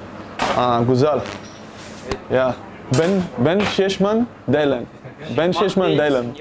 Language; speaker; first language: Turkish; non-native, learner; Dutch